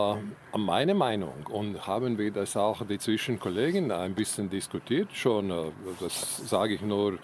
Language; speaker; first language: German; non-native, learner; Latvian